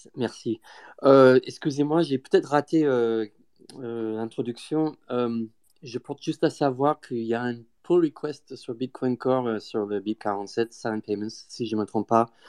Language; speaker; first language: French; non-native, fluent; English